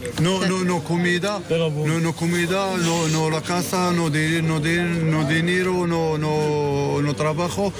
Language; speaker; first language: Spanish; non-native, learner; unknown